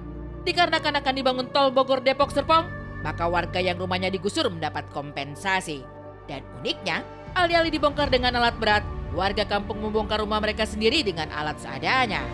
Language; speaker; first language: Indonesian; native; Indonesian